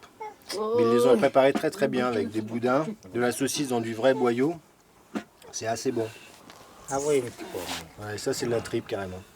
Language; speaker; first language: French; native; French